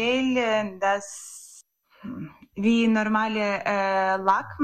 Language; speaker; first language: German; non-native, learner; Ukrainian